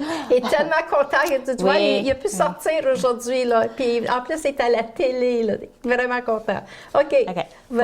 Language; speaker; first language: French; native; French